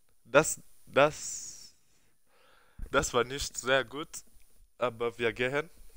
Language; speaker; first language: German; non-native, learner; Swahili